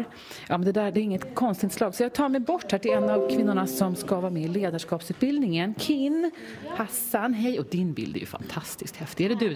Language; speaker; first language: Swedish; native; Swedish